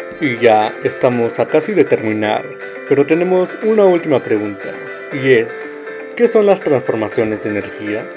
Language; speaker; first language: Spanish; native; Spanish